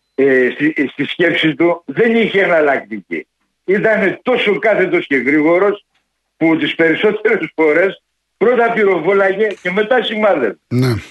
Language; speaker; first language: Greek; native; Greek